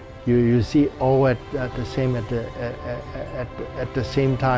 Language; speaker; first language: English; non-native, local second language; Cantonese